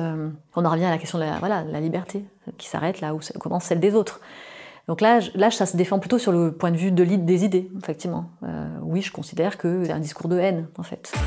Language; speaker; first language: French; native; French